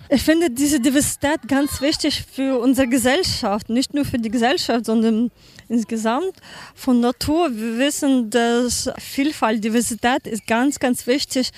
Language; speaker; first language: German; non-native, learner; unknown